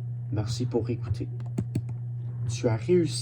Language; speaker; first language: French; non-native, learner; English